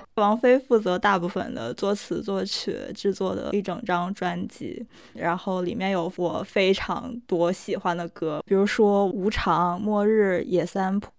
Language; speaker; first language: Chinese; non-native, local second language; Korean